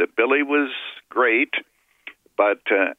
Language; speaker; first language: English; native; English